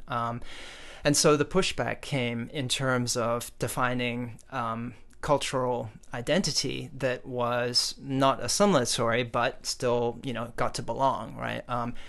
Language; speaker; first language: English; native; English